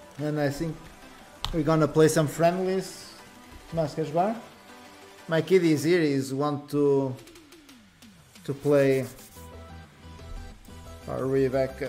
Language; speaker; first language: English; non-native, learner; Portuguese